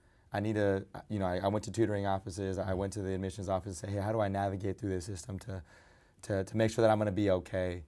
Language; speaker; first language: English; early bilingual, other home language; Spanish